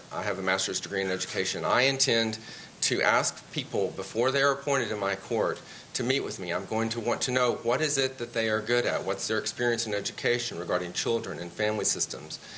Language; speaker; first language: English; native; English